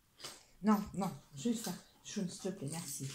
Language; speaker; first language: French; native; French